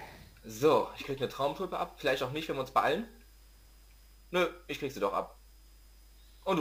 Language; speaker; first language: German; native; German